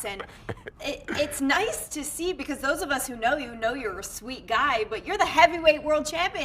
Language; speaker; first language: English; native; English